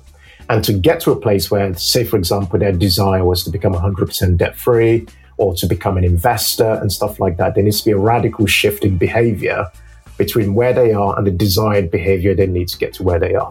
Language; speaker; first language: English; non-native, local second language; Yoruba